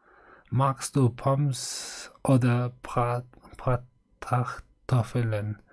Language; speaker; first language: German; non-native, learner; Mongolian